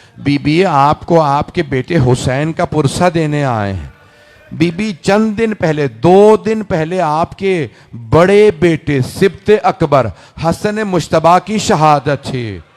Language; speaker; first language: Urdu; early bilingual, heritage; Urdu